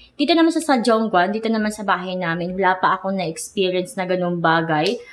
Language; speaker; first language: Filipino; native; Filipino